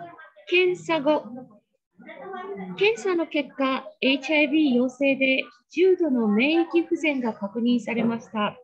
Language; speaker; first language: Japanese; native; Japanese